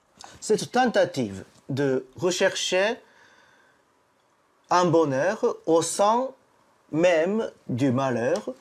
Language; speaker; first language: French; non-native, fluent; Japanese